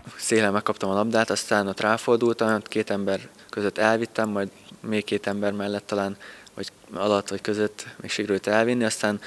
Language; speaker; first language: Hungarian; native; Hungarian